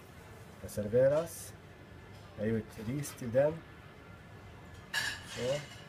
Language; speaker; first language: Swedish; non-native, learner; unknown